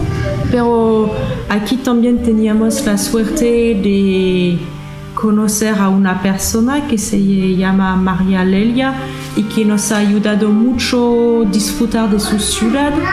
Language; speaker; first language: Spanish; non-native, learner; French